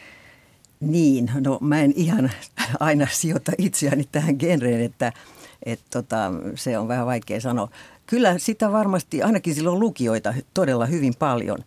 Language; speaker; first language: Finnish; native; Finnish